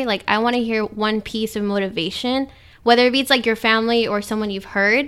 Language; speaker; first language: English; early bilingual, other home language; Spanish